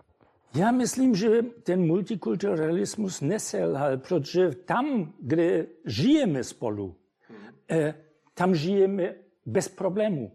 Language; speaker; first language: Czech; non-native, fluent; German